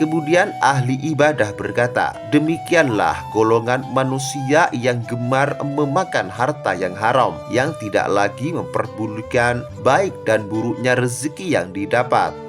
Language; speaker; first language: Indonesian; native; Indonesian